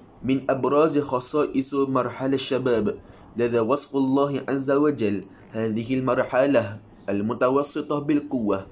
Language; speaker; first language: Arabic; non-native, learner; Malay